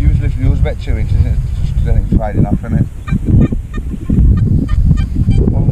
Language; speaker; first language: English; native; English